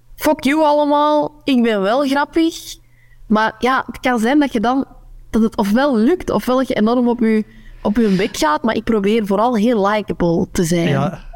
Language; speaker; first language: Dutch; native; Dutch